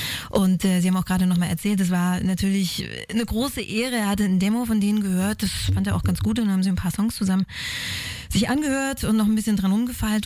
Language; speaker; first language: German; native; German